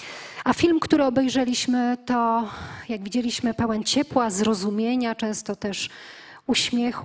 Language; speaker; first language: Polish; native; Polish